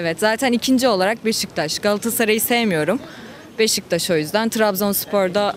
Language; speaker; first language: Turkish; native; Turkish